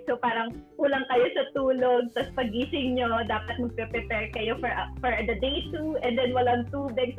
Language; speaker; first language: English; non-native, local second language; Bikol